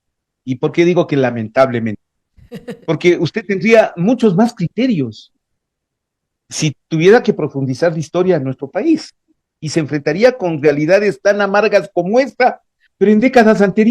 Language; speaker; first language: Spanish; native; Spanish